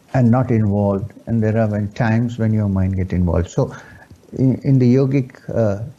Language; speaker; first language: English; non-native, local second language; Urdu